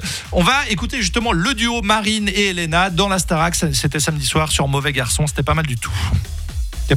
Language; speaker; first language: French; native; French